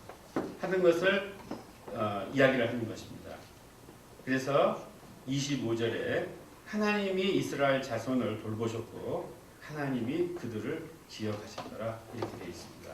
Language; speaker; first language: Korean; native; Korean